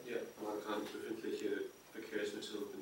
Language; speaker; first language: German; non-native, learner; English